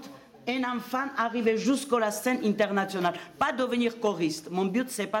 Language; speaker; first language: French; non-native, fluent; Armenian